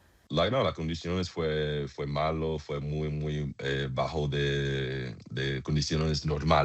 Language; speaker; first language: Spanish; non-native, learner; English